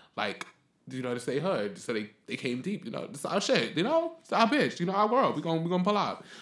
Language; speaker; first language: English; native; English